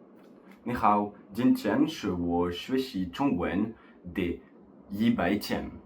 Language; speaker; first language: Chinese; non-native, learner; French